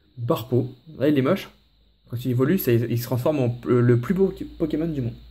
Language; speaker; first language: French; native; French